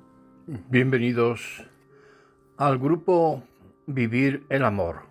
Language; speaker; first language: Spanish; native; Spanish